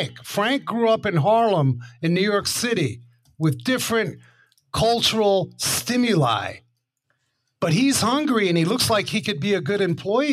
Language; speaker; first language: English; native; English